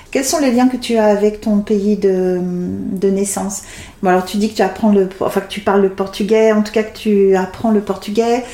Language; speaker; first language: French; native; French